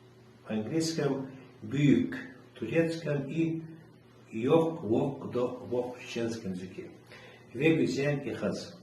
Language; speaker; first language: Russian; non-native, local second language; Chechen